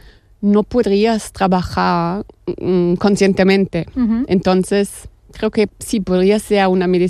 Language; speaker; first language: Spanish; non-native, fluent; German